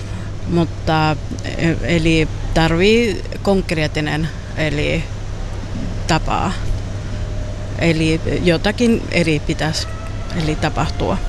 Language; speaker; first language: Finnish; non-native, learner; Spanish